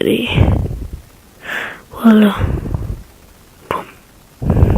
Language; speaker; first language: French; native; French